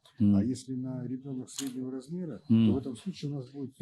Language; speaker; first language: Russian; native; Russian